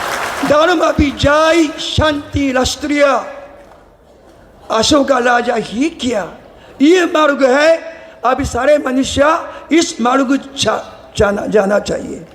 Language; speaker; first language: Hindi; non-native, learner; Japanese